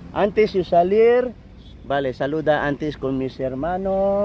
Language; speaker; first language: Spanish; non-native, learner; Filipino